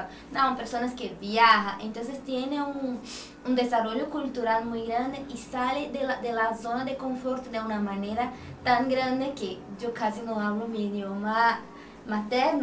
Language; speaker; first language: Spanish; non-native, fluent; Portuguese